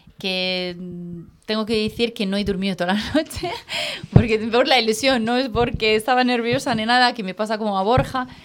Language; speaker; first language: Spanish; non-native, fluent; Arabic